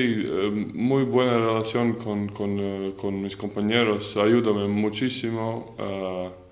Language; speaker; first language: Spanish; non-native, learner; Latvian